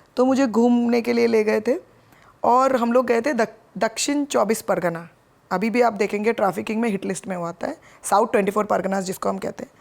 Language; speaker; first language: Hindi; non-native, local second language; Bangla